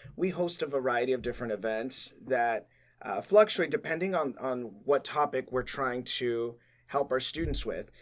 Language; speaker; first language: English; native; English